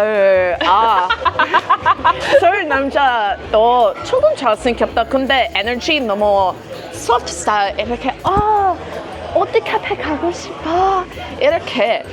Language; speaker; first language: Korean; non-native, learner; English